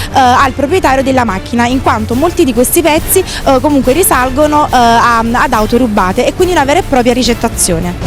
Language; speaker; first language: Italian; native; Italian